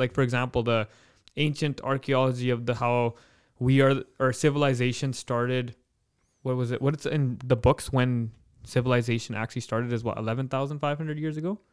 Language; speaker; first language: English; early bilingual, other home language; Punjabi